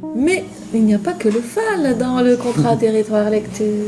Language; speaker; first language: French; native; French